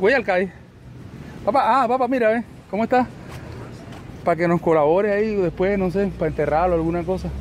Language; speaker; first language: Spanish; native; Spanish